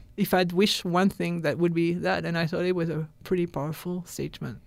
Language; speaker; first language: English; non-native, fluent; French